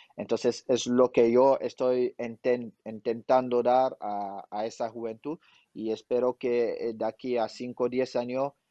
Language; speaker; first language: Spanish; non-native, fluent; French